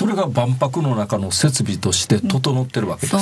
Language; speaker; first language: Japanese; native; Japanese